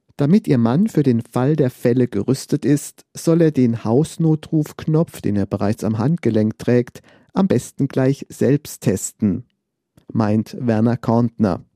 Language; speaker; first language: German; native; German